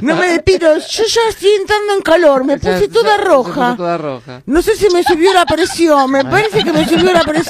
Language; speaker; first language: Spanish; native; Spanish